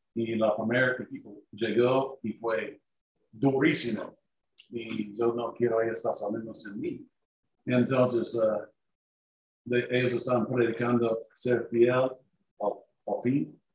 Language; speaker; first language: Spanish; non-native, learner; English